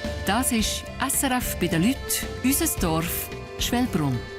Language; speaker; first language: German; native; German